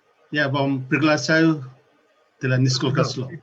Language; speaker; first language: Russian; non-native, learner; Nepali